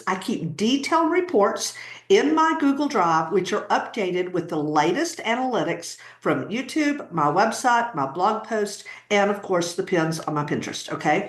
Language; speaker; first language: English; native; English